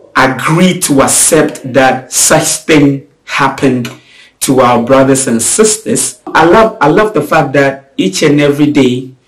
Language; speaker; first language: English; non-native, local second language; Akan